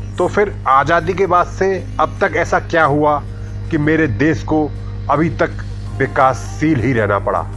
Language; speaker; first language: Hindi; native; Hindi